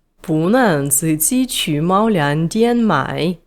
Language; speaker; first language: Chinese; non-native, fluent; Ukrainian